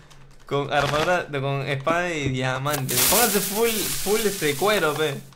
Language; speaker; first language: Spanish; native; Spanish